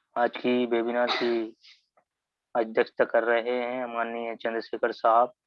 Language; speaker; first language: Hindi; native; Hindi